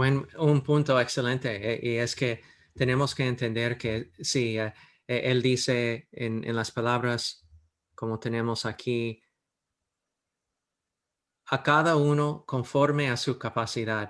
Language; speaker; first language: Spanish; non-native, fluent; English